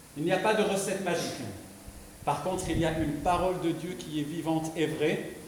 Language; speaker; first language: French; non-native, local second language; Arabic